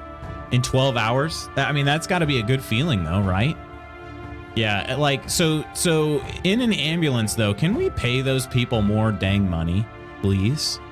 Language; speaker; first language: English; native; English